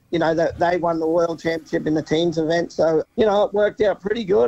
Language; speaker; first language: English; native; English